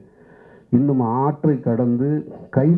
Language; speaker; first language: Tamil; native; Tamil